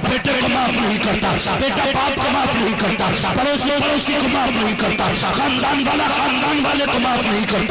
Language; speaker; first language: Hindi; native; Hindi